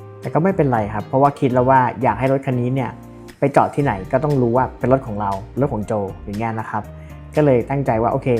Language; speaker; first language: Thai; native; Thai